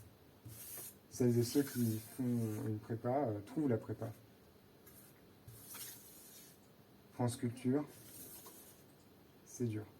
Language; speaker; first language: French; native; French